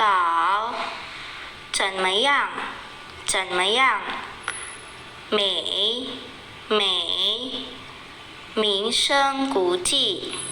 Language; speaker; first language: Chinese; non-native, fluent; Indonesian